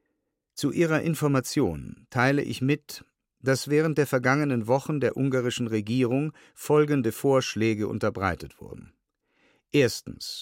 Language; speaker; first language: German; native; German